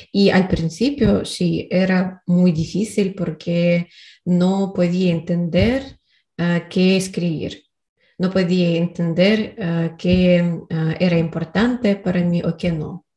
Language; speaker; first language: Spanish; non-native, learner; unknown